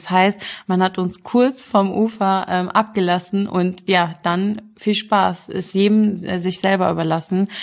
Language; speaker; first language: German; early bilingual, other home language; Arabic